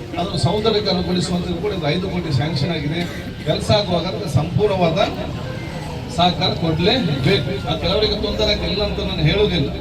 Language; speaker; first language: Kannada; non-native, local second language; Malayalam